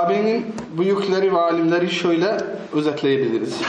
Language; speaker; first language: Turkish; non-native, fluent; Arabic